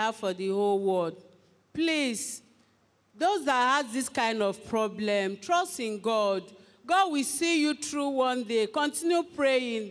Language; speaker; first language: English; non-native, local second language; Igbo